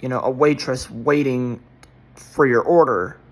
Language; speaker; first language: English; native; English